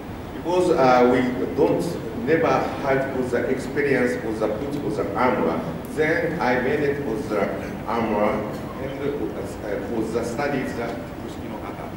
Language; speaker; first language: English; non-native, learner; Japanese